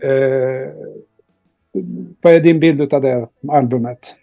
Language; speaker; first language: Swedish; native; Swedish